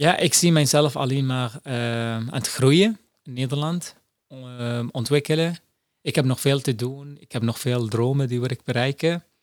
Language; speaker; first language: Dutch; non-native, fluent; Arabic